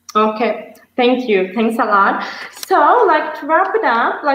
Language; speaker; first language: English; non-native, fluent; Turkish